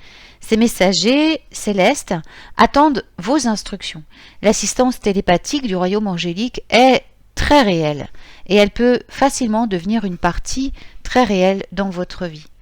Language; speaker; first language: French; native; French